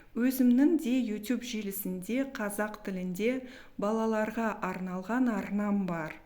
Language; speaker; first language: Kazakh; non-native, local second language; Russian